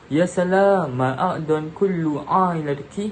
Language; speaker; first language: Arabic; non-native, learner; Malay